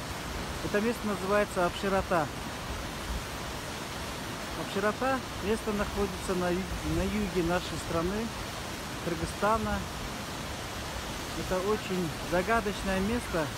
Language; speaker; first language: Russian; non-native, local second language; Kyrgyz